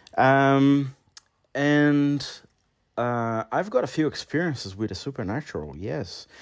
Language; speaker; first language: English; non-native, fluent; Portuguese